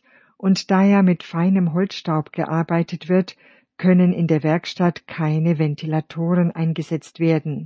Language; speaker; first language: German; native; German